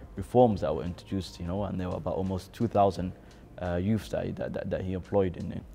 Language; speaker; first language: English; native; English